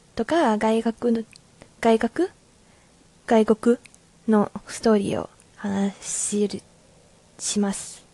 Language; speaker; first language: Japanese; non-native, learner; Chinese